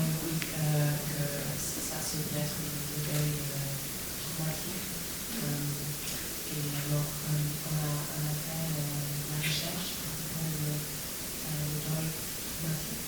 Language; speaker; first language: French; non-native, fluent; English